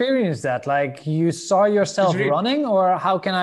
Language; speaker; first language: English; non-native, fluent; Dutch